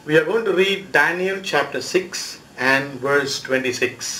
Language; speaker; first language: English; non-native, local second language; Tamil